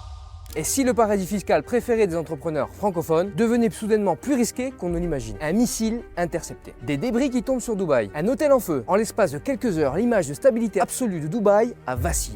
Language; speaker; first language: French; native; French